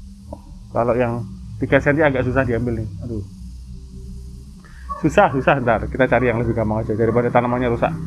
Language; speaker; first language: Indonesian; native; Indonesian